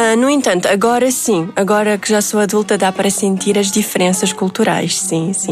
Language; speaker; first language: Portuguese; early bilingual, other home language; Uzbek